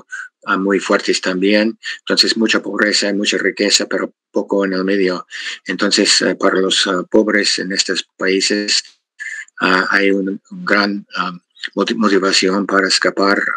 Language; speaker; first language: Spanish; non-native, fluent; English